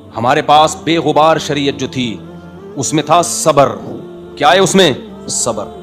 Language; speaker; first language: Urdu; native; Urdu